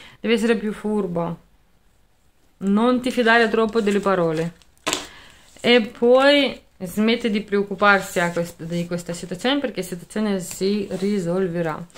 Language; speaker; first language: Italian; non-native, fluent; Russian